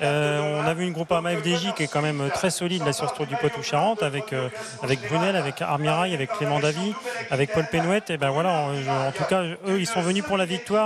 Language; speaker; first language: French; native; French